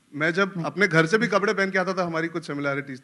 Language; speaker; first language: Hindi; native; Hindi